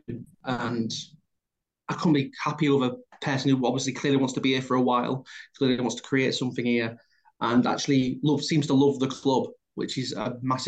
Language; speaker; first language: English; native; English